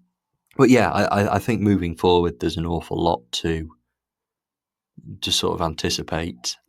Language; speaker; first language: English; native; English